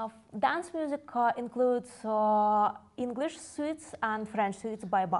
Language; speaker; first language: English; non-native, fluent; Russian